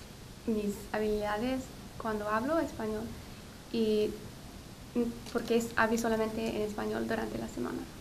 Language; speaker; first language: Spanish; non-native, fluent; English